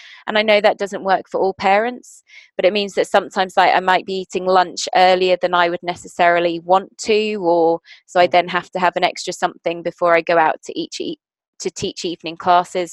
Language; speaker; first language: English; native; English